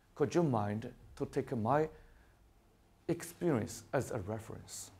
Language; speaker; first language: English; non-native, fluent; Chinese